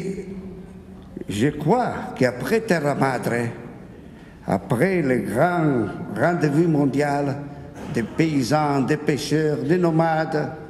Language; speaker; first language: French; non-native, fluent; Italian